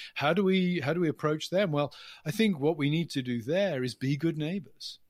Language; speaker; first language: English; native; English